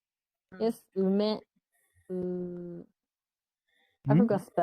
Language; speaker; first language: English; non-native, learner; Japanese